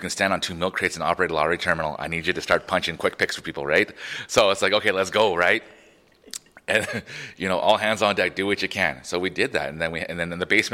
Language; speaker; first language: English; native; English